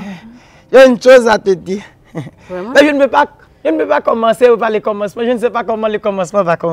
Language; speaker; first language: French; non-native, local second language; Haitian Creole